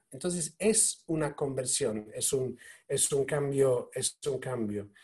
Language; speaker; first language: Spanish; non-native, fluent; English